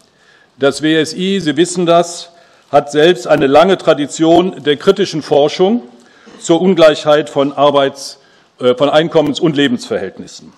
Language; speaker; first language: German; native; German